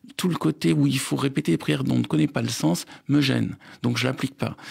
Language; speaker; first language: French; native; French